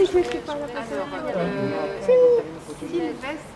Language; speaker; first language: French; native; French